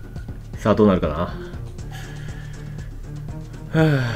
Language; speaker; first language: Japanese; native; Japanese